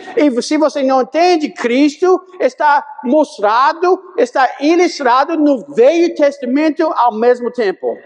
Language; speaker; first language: Portuguese; non-native, fluent; English